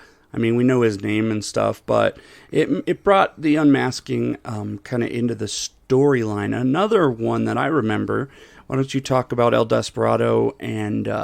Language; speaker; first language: English; native; English